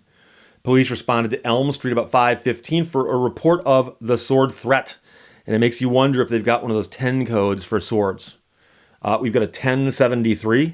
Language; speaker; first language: English; native; English